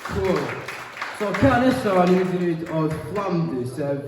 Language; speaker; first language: Welsh; native; Welsh